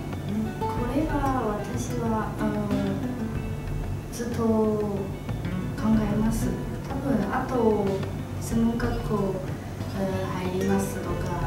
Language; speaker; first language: Japanese; non-native, learner; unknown